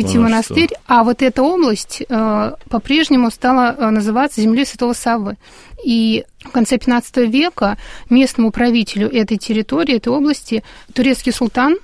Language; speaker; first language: Russian; native; Russian